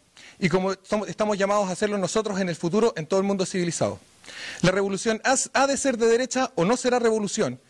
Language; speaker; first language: Spanish; native; Spanish